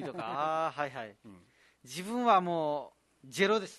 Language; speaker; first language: Japanese; non-native, fluent; Nepali